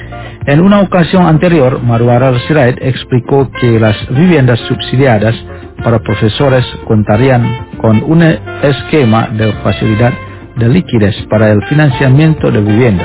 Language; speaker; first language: Spanish; non-native, fluent; Indonesian